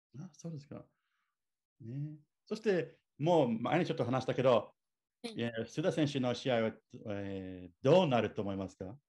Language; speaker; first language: Japanese; non-native, learner; English